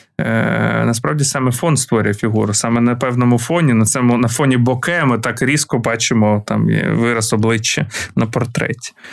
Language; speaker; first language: Ukrainian; non-native, local second language; Russian